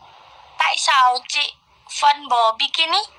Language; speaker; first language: Vietnamese; non-native, learner; Indonesian